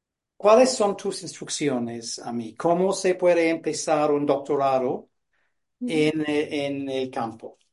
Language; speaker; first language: Spanish; non-native, fluent; English